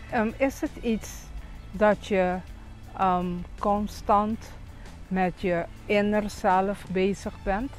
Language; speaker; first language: Dutch; non-native, local second language; Papiamento